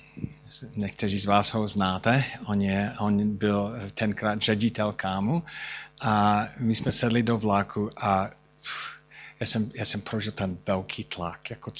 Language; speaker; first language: Czech; non-native, fluent; English